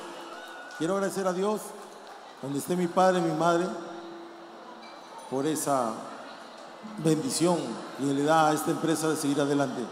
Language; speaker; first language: Spanish; native; Spanish